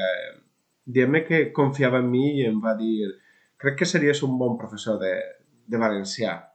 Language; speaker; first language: Catalan; non-native, local second language; Spanish